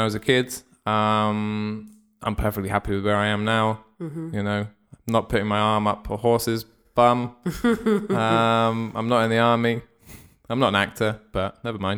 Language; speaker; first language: English; native; English